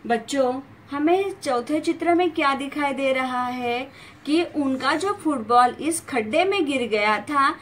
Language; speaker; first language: Hindi; non-native, local second language; Marathi